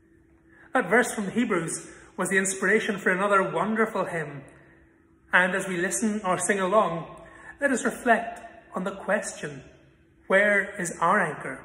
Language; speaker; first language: English; native; English